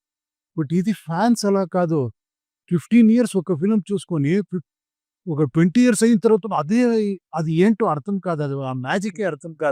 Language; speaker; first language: Telugu; non-native, local second language; Kannada